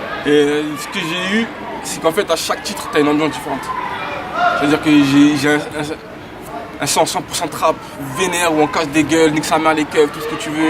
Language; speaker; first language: French; native; French